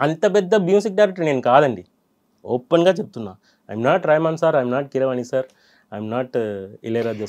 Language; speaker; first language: Telugu; non-native, fluent; Tamil